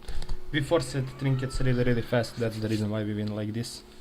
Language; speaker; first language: English; non-native, fluent; Serbian